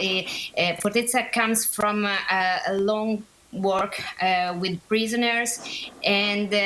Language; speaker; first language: English; non-native, learner; Italian